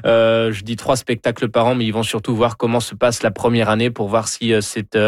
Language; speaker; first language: French; native; French